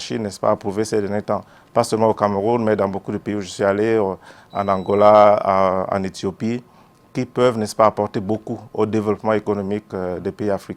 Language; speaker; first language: French; native; French